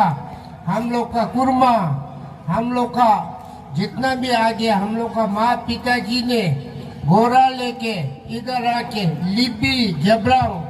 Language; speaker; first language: Hindi; non-native, local second language; Bodo